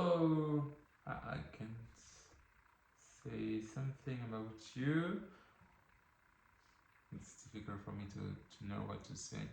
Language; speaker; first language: English; non-native, learner; French